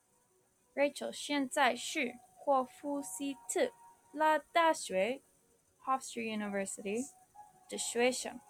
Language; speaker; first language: Chinese; non-native, learner; English